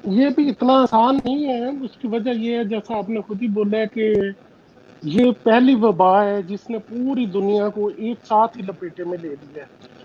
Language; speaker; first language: Urdu; non-native, local second language; Punjabi